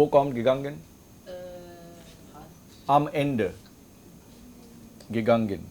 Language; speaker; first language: German; non-native, fluent; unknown